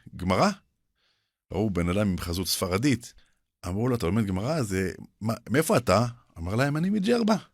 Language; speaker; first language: Hebrew; early bilingual, other home language; Arabic